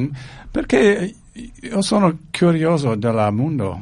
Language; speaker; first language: Italian; non-native, learner; English